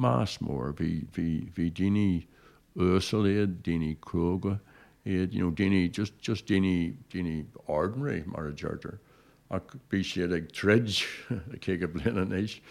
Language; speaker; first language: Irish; non-native, local second language; English